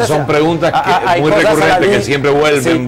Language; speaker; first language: Spanish; native; Spanish